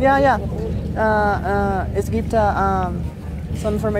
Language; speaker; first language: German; non-native, learner; Portuguese